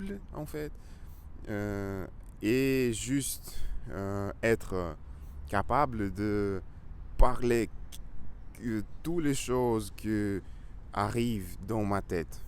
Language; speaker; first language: French; non-native, learner; Russian